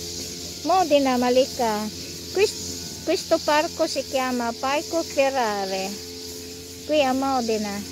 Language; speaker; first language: Italian; non-native, fluent; Filipino